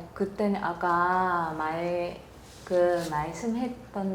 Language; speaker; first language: Korean; non-native, fluent; Vietnamese